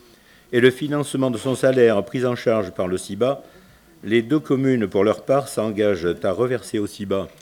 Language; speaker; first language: French; native; French